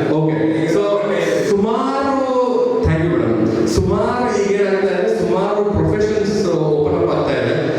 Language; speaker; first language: Kannada; non-native, local second language; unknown